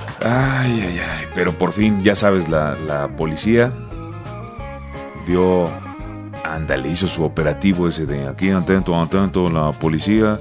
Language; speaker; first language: Spanish; native; Spanish